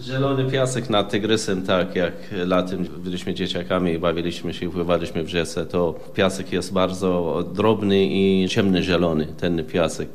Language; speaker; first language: Polish; non-native, fluent; Arabic